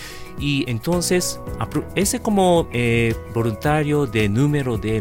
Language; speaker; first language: Spanish; non-native, learner; Japanese